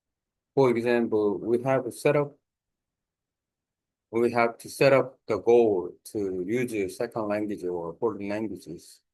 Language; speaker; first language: English; non-native, learner; Korean